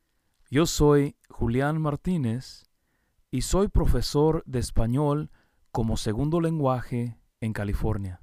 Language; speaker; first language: Spanish; early bilingual, heritage; Spanish